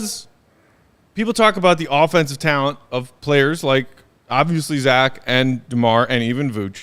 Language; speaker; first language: English; native; English